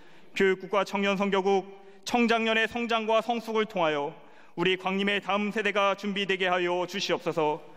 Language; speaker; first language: Korean; native; Korean